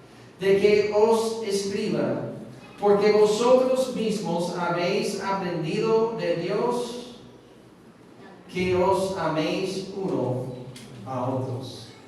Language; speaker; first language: Spanish; non-native, fluent; English